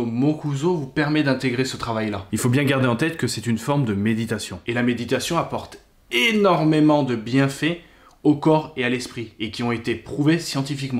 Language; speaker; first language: French; native; French